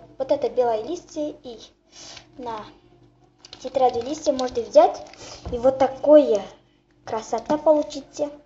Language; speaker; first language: Russian; non-native, local second language; Kazakh